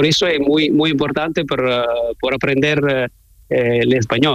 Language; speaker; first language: Spanish; non-native, learner; Italian